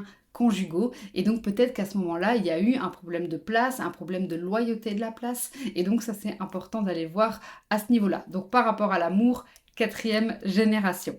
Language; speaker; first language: French; native; French